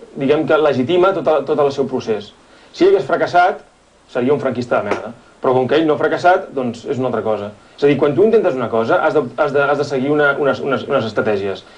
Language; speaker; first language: Catalan; native; Catalan